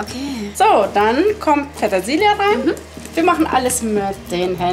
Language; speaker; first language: German; early bilingual, other home language; Turkish